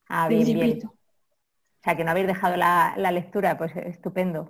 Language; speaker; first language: Spanish; native; Spanish